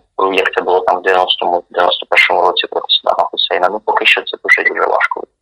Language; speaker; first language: Ukrainian; native; Ukrainian